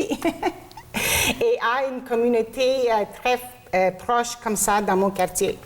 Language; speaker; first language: French; non-native, local second language; Greek